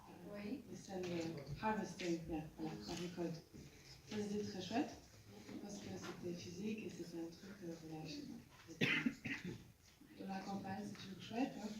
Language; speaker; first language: French; non-native, fluent; Luxembourgish